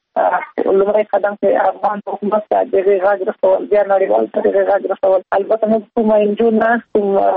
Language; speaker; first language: Pashto; native; Pashto